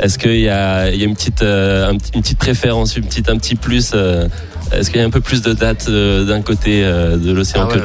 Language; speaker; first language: French; native; French